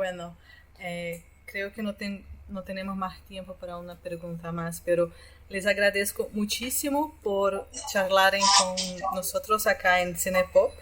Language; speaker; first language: Spanish; non-native, fluent; Portuguese